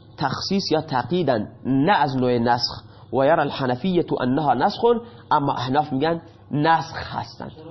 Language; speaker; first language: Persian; non-native, local second language; Baluchi